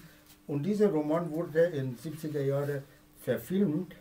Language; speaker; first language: German; non-native, fluent; Persian